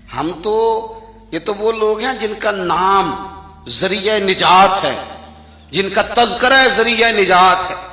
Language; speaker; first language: Urdu; non-native, local second language; Punjabi